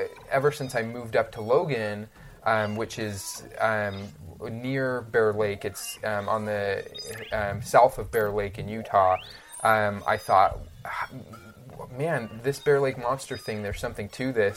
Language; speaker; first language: English; native; English